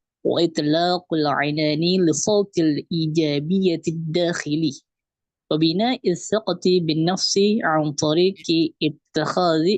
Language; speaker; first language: Arabic; non-native, learner; Indonesian